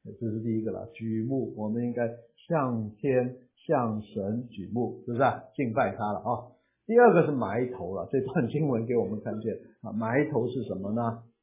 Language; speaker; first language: Chinese; non-native, local second language; Cantonese